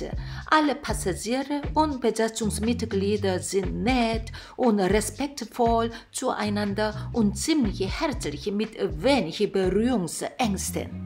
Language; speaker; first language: German; non-native, fluent; Korean